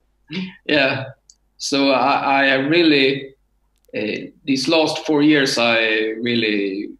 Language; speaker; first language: English; non-native, learner; Swedish